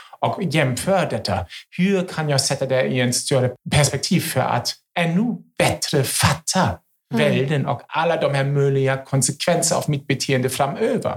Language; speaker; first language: Swedish; non-native, fluent; German